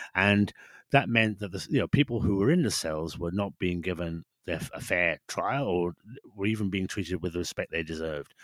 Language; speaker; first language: English; native; English